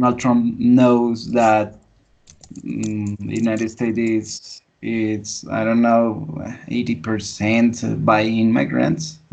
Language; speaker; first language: English; non-native, learner; Spanish